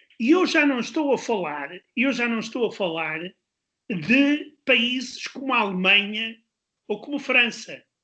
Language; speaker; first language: Portuguese; native; Portuguese